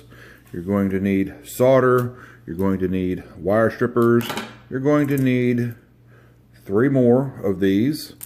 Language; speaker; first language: English; native; English